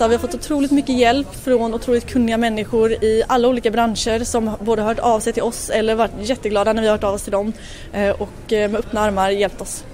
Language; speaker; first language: Swedish; native; Swedish